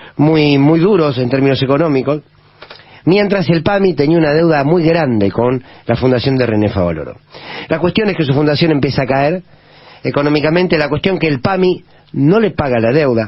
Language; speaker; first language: Spanish; native; Spanish